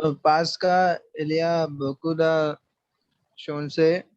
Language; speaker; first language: French; non-native, learner; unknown